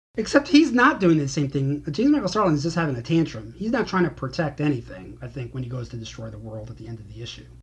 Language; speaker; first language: English; native; English